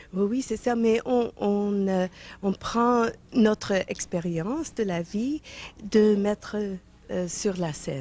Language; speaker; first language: French; non-native, fluent; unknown